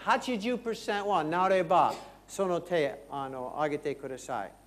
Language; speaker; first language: Japanese; non-native, learner; English